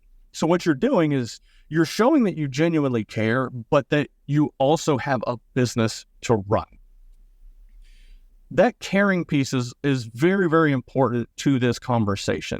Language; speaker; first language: English; native; English